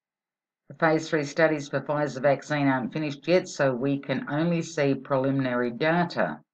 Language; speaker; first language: English; native; English